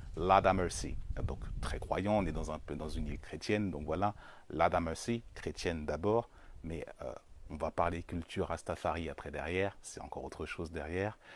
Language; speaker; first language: French; native; French